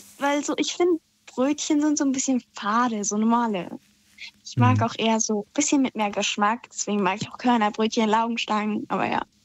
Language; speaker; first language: German; native; German